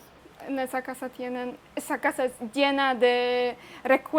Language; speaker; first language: Spanish; non-native, fluent; Polish